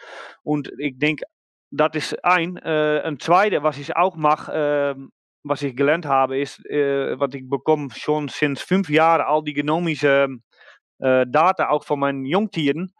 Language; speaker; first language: German; non-native, learner; Dutch